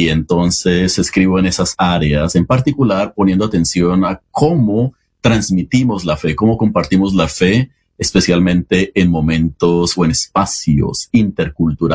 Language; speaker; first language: Spanish; native; Spanish